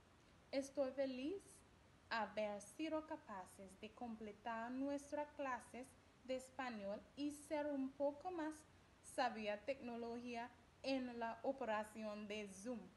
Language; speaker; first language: Spanish; non-native, learner; English